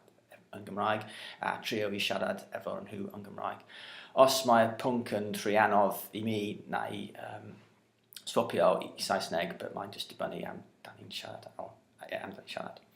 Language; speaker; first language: Welsh; non-native, learner; English